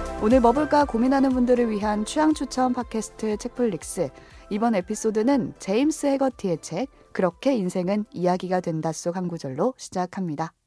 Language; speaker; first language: Korean; native; Korean